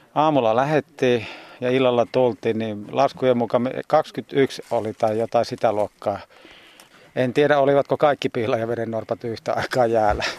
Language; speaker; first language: Finnish; native; Finnish